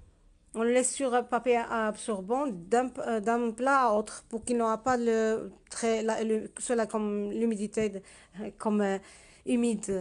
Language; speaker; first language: French; non-native, learner; Spanish